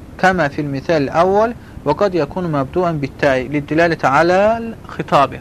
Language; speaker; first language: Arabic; non-native, fluent; Azerbaijani